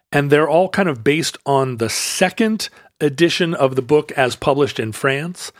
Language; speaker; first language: English; native; English